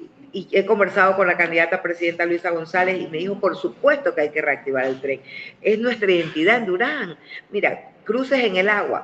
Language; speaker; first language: Spanish; native; Spanish